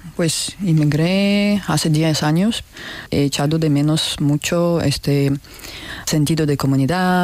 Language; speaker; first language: Spanish; non-native, learner; Russian